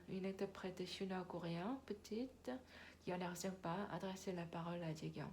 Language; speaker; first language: French; non-native, learner; Korean